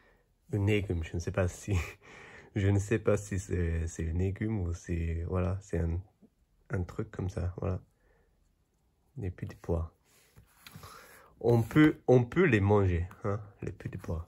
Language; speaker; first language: French; non-native, fluent; Chinese